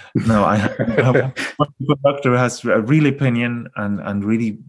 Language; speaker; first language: English; non-native, fluent; Norwegian